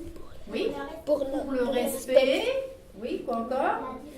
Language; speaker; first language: French; non-native, local second language; Arabic